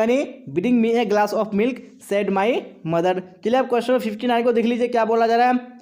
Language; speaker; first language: Hindi; native; Hindi